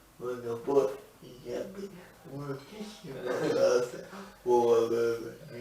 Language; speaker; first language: Spanish; non-native, local second language; Basque